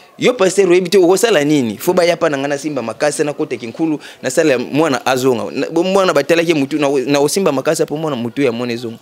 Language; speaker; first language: Lingala; non-native, local second language; Kongo